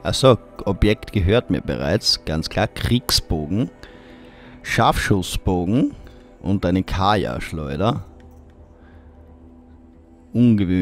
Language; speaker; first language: German; native; German